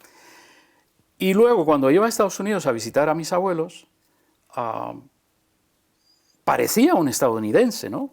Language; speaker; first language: Spanish; early bilingual, other home language; English